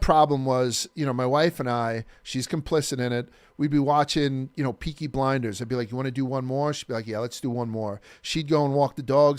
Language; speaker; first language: English; native; English